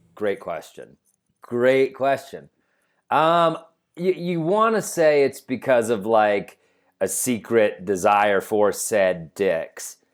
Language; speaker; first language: English; native; English